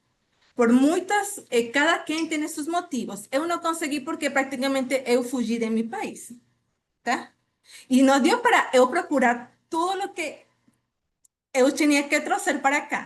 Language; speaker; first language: Portuguese; non-native, fluent; Spanish